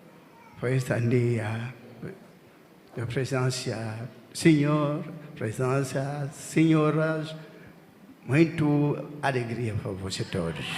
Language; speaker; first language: Portuguese; non-native, learner; Lingala